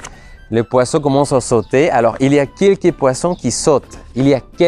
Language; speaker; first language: French; non-native, fluent; Spanish